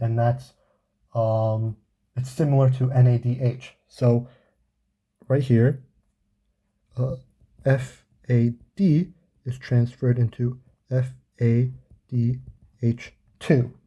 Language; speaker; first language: English; native; English